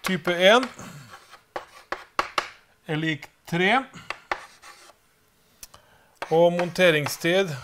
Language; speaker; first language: Norwegian; native; Norwegian